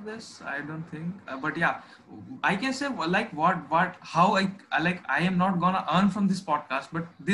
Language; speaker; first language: English; non-native, local second language; Hindi